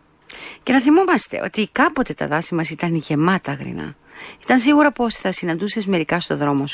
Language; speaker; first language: Greek; native; Greek